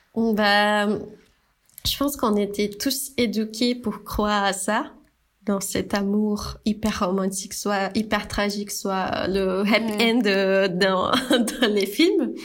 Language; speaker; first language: French; non-native, fluent; Portuguese